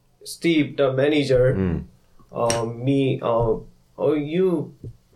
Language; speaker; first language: English; non-native, learner; Korean